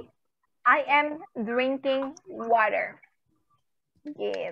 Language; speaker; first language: Indonesian; native; Indonesian